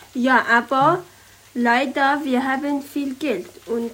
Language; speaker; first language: German; non-native, learner; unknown